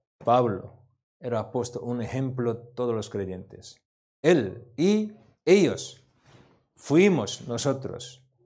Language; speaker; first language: Spanish; non-native, learner; Korean